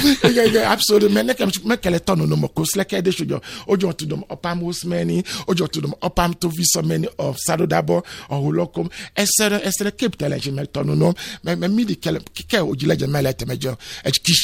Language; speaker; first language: Hungarian; non-native, fluent; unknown